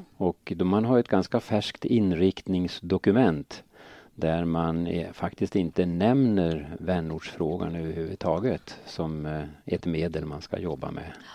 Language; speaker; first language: Swedish; native; Swedish